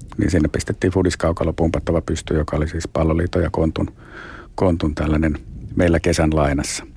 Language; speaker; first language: Finnish; native; Finnish